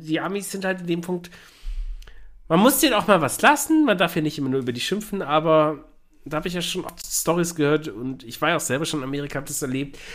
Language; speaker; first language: German; native; German